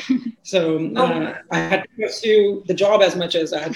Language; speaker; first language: English; non-native, local second language; Hindi